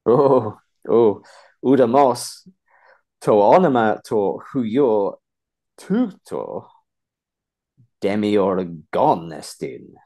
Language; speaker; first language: Greek; non-native, fluent; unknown